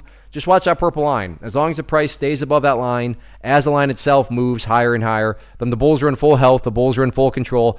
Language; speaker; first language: English; native; English